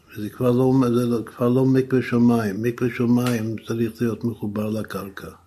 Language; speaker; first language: Hebrew; non-native, fluent; English